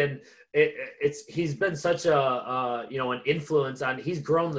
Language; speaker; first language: English; native; English